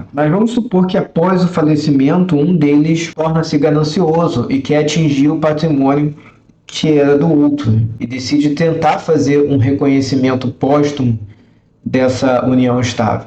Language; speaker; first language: Portuguese; native; Portuguese